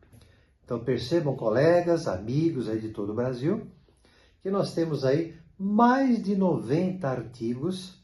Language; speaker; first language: Portuguese; native; Portuguese